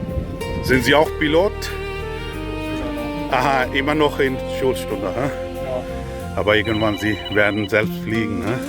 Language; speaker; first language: German; non-native, learner; Urdu